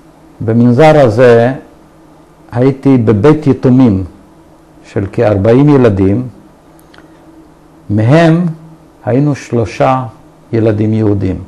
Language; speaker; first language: Hebrew; early bilingual, other home language; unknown